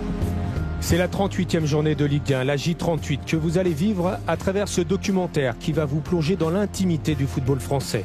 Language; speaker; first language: French; native; French